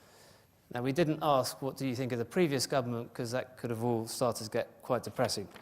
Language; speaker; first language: English; native; English